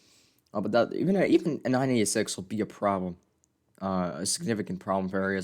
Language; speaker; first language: English; native; English